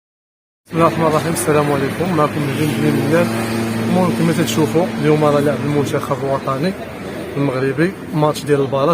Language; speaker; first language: Arabic; native; Arabic